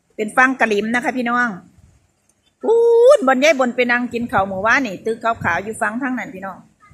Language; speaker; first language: Thai; native; Thai